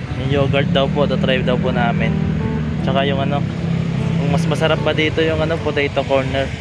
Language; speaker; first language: Filipino; native; Filipino